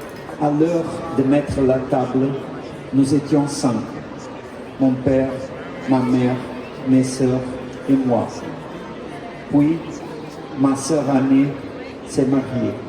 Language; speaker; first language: French; non-native, fluent; Portuguese